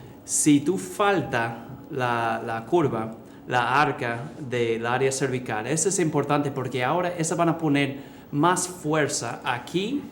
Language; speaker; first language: Spanish; early bilingual, heritage; English